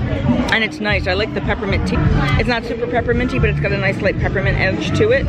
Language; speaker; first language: English; native; English